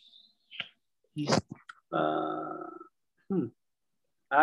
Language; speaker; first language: English; native; English